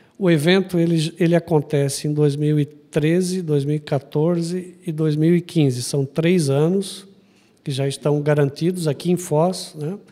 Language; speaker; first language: Portuguese; native; Portuguese